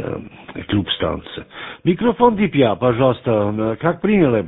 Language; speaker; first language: Russian; non-native, learner; German